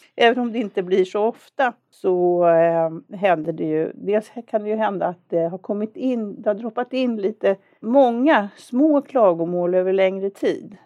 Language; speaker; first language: Swedish; native; Swedish